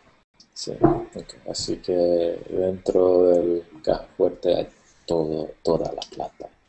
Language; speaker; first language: Spanish; non-native, learner; English